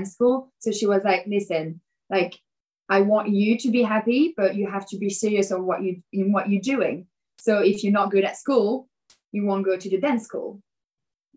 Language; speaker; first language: English; non-native, fluent; French